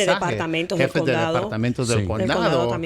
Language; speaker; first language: Spanish; native; Spanish